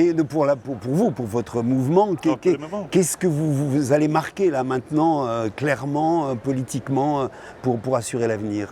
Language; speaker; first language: French; native; French